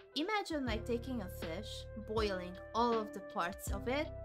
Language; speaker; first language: English; non-native, fluent; Hungarian